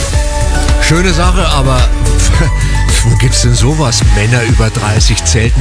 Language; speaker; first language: German; native; German